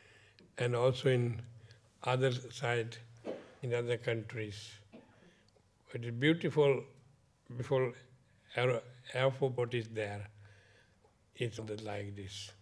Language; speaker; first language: English; non-native, learner; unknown